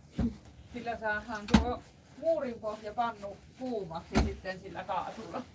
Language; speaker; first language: Finnish; native; Finnish